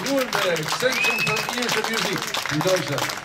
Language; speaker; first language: German; non-native, learner; English